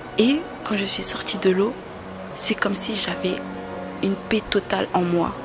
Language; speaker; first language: French; early bilingual, other home language; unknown